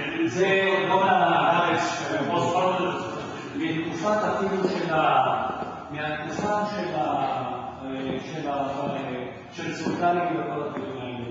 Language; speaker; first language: Hebrew; non-native, fluent; Ladino